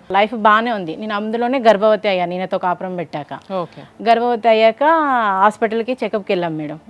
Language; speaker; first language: Telugu; native; Telugu